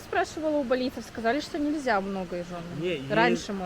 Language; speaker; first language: Russian; native; Russian